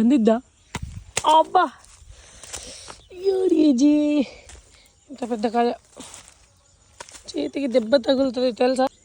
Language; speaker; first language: Telugu; native; Telugu